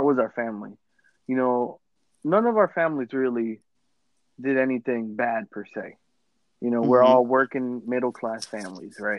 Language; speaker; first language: English; native; English